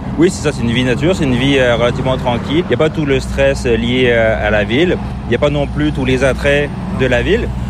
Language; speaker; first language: French; native; French